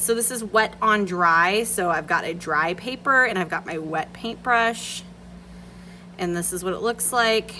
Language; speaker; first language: English; native; English